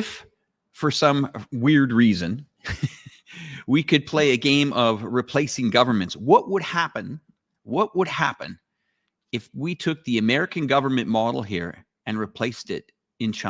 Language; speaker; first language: English; native; English